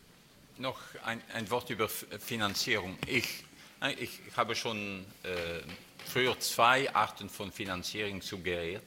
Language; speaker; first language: German; non-native, fluent; French